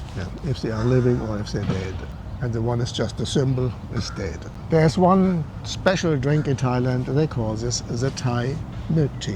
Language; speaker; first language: English; non-native, fluent; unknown